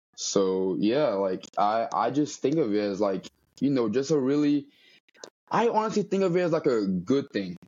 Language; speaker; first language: English; early bilingual, other home language; Portuguese